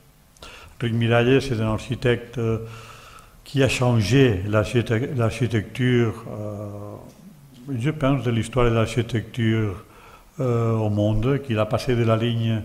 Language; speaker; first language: French; non-native, learner; Catalan